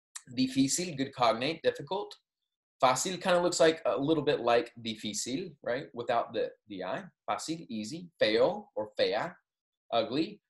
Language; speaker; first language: English; native; English